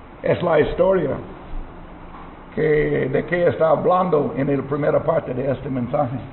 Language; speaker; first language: Spanish; non-native, learner; English